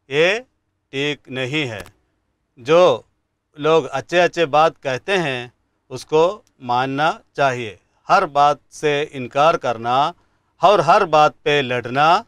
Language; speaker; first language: Urdu; non-native, local second language; Malayalam